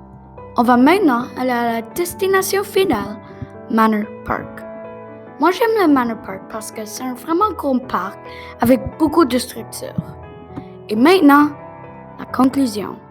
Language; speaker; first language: French; non-native, local second language; English